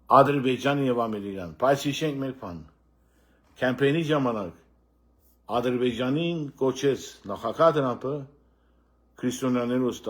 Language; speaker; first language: Armenian; early bilingual, heritage; Armenian